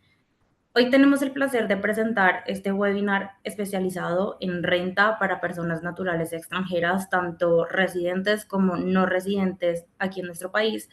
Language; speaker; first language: Spanish; native; Spanish